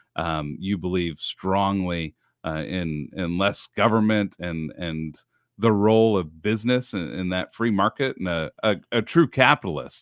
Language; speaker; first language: English; native; English